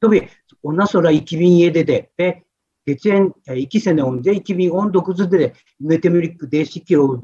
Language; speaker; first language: Turkish; non-native, fluent; Japanese